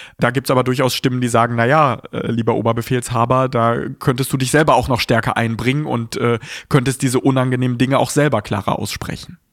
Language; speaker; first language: German; early bilingual, other home language; Russian